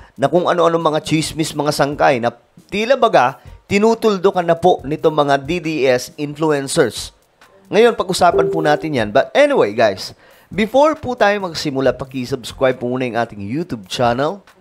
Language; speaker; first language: Filipino; native; Filipino